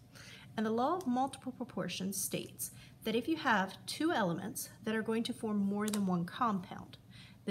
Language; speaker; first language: English; native; English